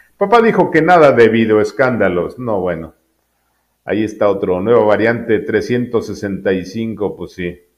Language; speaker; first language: Spanish; native; Spanish